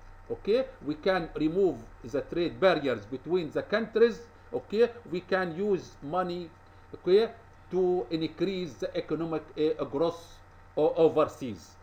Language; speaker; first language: English; non-native, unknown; Arabic